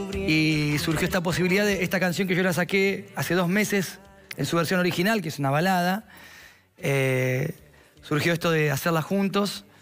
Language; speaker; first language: Spanish; native; Spanish